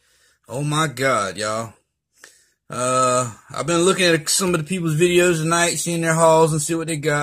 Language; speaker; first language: English; native; English